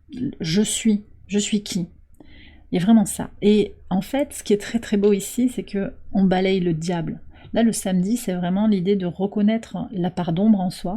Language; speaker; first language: French; native; French